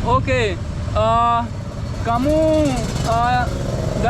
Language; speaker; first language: Indonesian; non-native, learner; Urdu